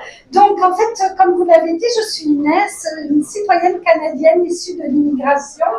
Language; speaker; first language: French; native; French